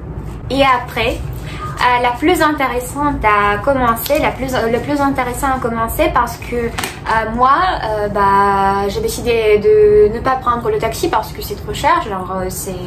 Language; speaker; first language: French; non-native, fluent; Russian